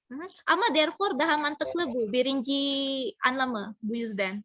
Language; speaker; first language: Turkish; non-native, fluent; Indonesian